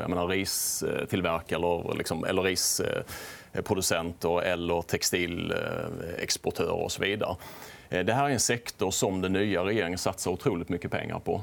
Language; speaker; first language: Swedish; native; Swedish